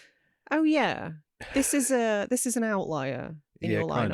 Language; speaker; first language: English; native; English